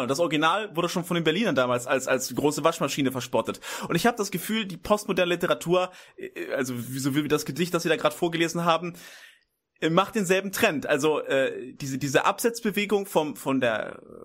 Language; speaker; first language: German; native; German